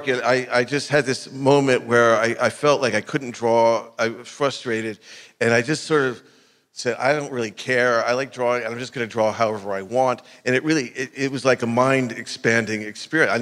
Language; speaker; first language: English; native; English